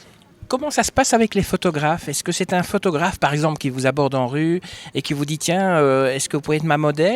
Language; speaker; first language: French; native; French